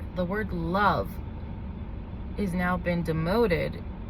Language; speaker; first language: English; native; English